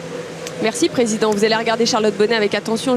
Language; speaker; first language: French; native; French